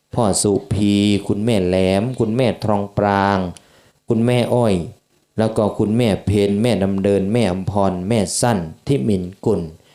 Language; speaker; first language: Thai; native; Thai